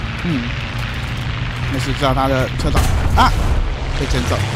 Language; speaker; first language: Chinese; native; Chinese